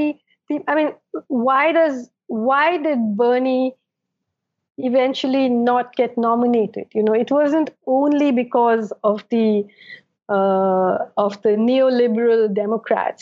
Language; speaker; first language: English; non-native, local second language; Malayalam